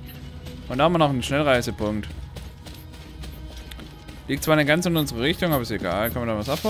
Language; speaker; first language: German; native; German